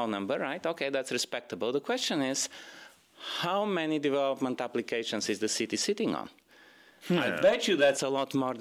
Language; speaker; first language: English; non-native, fluent; Bulgarian